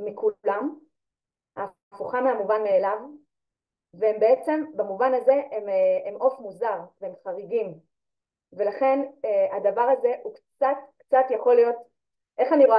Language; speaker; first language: Hebrew; native; Hebrew